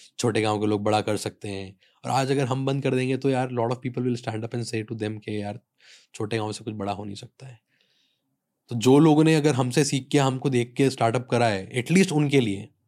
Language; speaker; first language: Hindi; native; Hindi